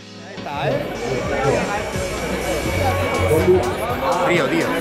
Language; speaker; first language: Spanish; native; Spanish